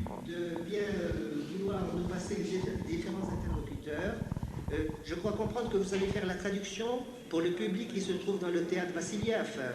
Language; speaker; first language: French; native; French